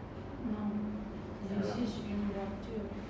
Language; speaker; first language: French; non-native, learner; Khmer